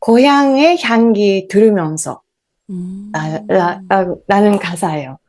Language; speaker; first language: Korean; non-native, fluent; Japanese